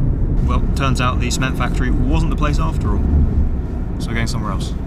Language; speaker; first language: English; native; English